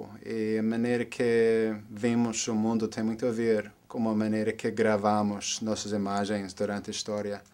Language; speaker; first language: Portuguese; non-native, fluent; English